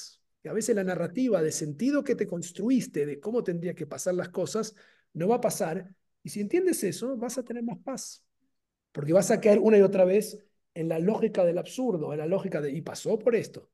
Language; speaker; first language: Spanish; native; Spanish